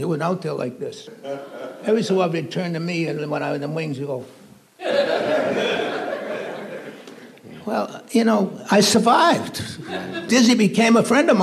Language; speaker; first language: English; native; English